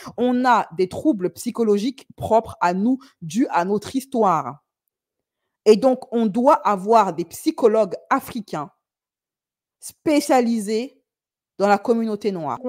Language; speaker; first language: French; native; French